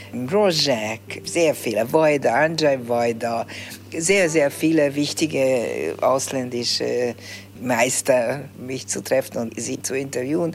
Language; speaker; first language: German; early bilingual, heritage; Hungarian